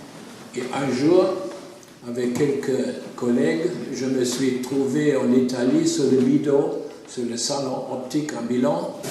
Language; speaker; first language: French; non-native, fluent; German